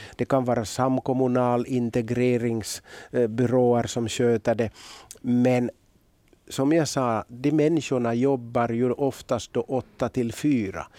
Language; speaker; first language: Swedish; native; Swedish